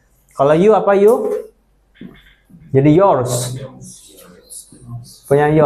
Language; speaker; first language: English; non-native, fluent; Indonesian